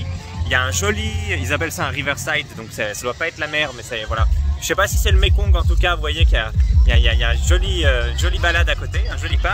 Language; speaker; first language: French; native; French